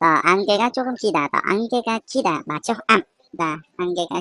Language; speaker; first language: Korean; non-native, fluent; Khmer